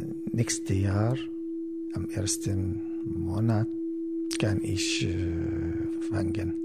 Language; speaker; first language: German; non-native, learner; Arabic